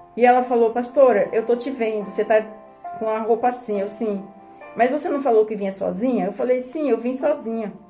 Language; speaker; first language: Portuguese; native; Portuguese